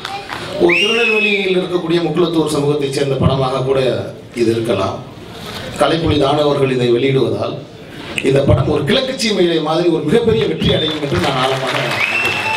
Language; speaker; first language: Tamil; native; Tamil